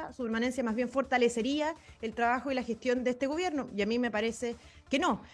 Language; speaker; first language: Spanish; native; Spanish